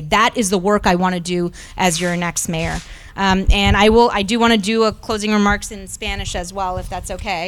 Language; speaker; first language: English; early bilingual, other home language; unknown